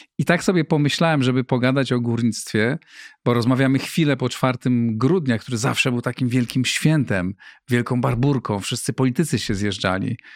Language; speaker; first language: Polish; native; Polish